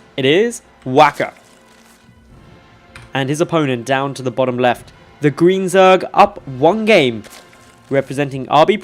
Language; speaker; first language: English; native; English